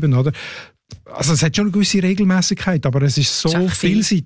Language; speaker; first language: German; native; German